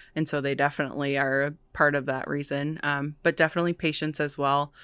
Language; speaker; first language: English; native; English